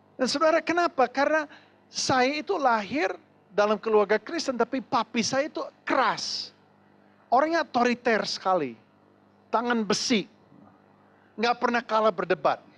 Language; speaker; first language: Indonesian; non-native, fluent; English